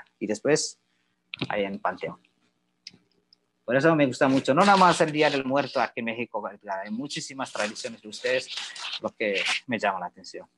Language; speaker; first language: Spanish; non-native, learner; Indonesian